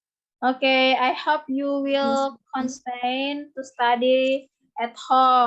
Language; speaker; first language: English; non-native, learner; Indonesian